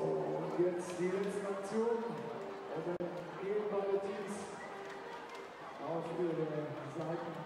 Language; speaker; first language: German; native; German